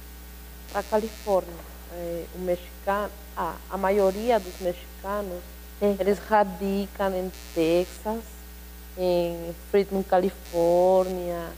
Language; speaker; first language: Portuguese; non-native, fluent; Spanish